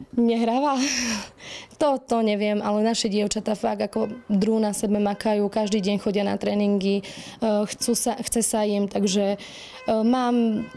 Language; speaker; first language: Slovak; native; Slovak